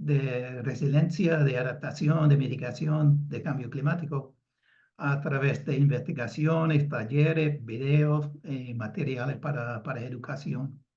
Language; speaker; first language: Spanish; non-native, fluent; English